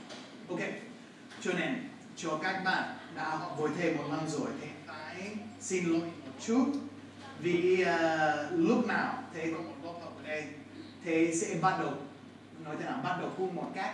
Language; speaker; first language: Vietnamese; non-native, fluent; English